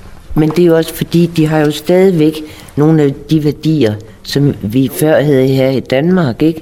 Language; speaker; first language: Danish; native; Danish